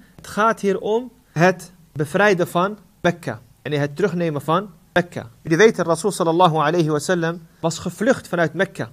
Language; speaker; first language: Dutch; non-native, fluent; Arabic